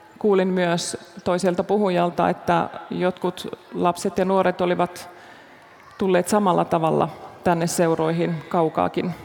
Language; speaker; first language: Finnish; native; Finnish